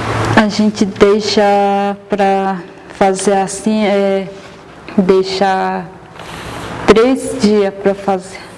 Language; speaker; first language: Portuguese; non-native, local second language; Guarani